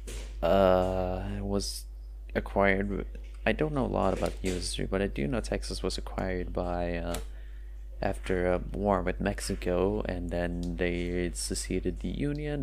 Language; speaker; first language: English; non-native, fluent; Norwegian